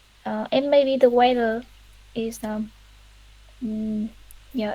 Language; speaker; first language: English; non-native, learner; Vietnamese